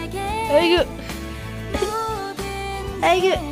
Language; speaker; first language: Korean; non-native, fluent; Filipino